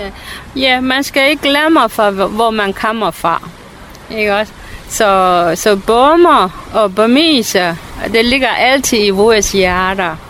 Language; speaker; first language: Danish; non-native, fluent; Burmese